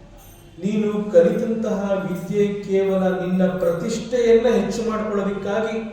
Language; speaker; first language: Kannada; native; Kannada